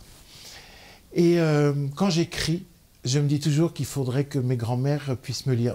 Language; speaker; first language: French; native; French